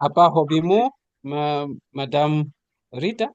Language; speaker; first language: Indonesian; non-native, learner; Nyanja